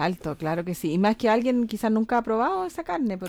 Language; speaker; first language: Spanish; native; Spanish